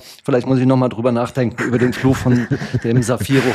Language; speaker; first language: German; native; German